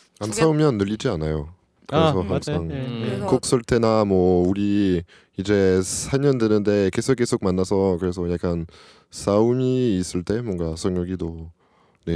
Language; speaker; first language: Korean; non-native, learner; French